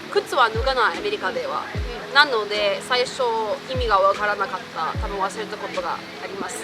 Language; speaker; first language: Japanese; non-native, fluent; English